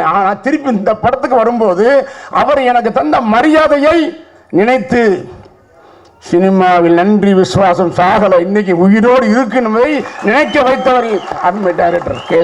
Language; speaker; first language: Tamil; native; Tamil